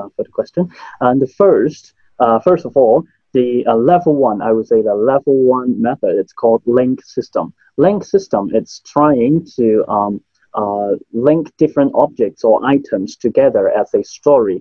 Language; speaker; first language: English; non-native, local second language; Cantonese